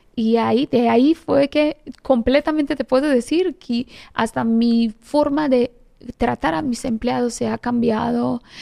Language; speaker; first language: Spanish; non-native, fluent; Persian